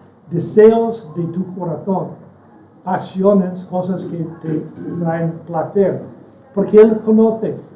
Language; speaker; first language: Spanish; non-native, fluent; English